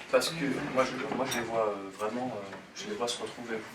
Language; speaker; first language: French; native; French